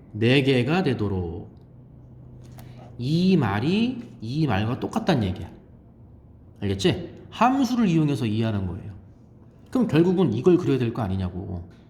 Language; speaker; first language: Korean; native; Korean